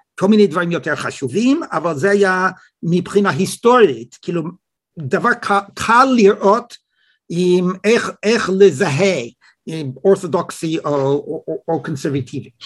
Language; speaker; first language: Hebrew; non-native, fluent; English